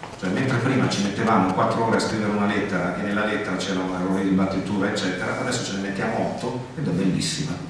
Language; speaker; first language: Italian; early bilingual, heritage; Italian